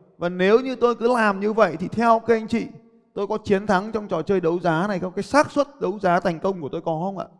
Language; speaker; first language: Vietnamese; native; Vietnamese